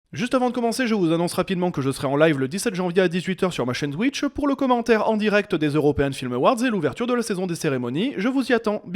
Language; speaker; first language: French; native; French